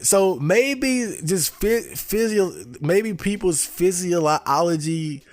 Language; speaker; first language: English; native; English